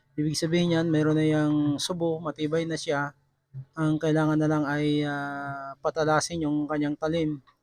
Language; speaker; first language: Filipino; non-native, local second language; Bikol